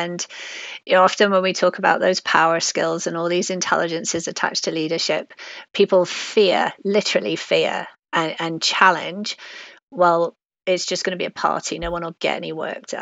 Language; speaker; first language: English; native; English